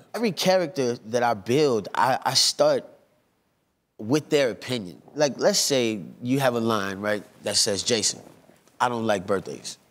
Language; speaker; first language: English; native; English